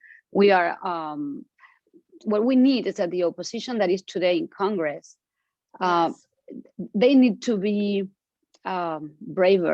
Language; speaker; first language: English; non-native, fluent; Spanish